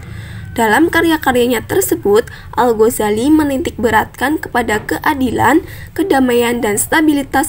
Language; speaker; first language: Indonesian; native; Indonesian